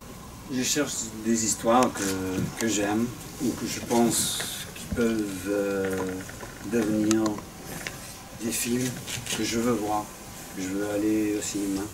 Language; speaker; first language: French; non-native, fluent; English